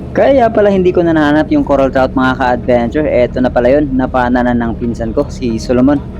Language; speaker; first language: Filipino; native; Filipino